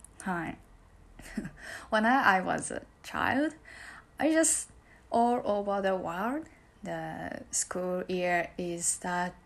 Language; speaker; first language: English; non-native, learner; Japanese